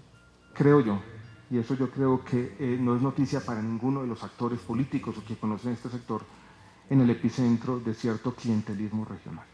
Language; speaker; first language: Spanish; native; Spanish